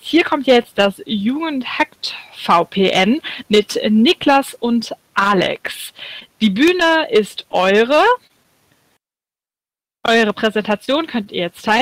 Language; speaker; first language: German; native; German